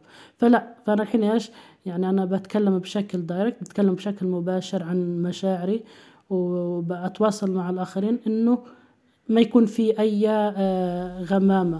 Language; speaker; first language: Arabic; native; Arabic